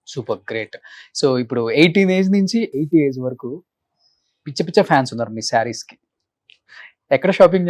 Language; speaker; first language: Telugu; native; Telugu